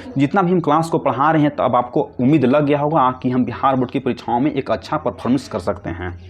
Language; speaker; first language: Hindi; native; Hindi